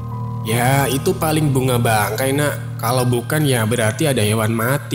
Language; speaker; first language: Indonesian; native; Indonesian